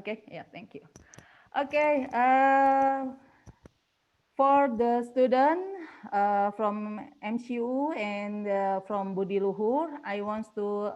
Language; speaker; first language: English; non-native, learner; Indonesian